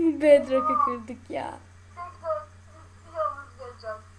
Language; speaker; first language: Turkish; native; Turkish